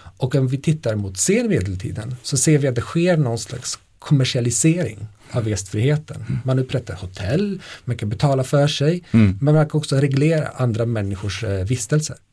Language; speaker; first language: Swedish; non-native, fluent; Polish